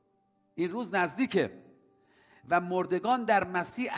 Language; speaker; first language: Persian; native; Persian